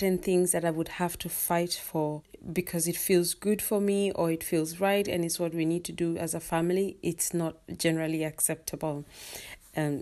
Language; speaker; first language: English; non-native, local second language; Kikuyu